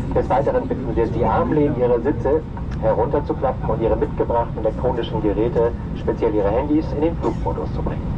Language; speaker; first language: German; native; German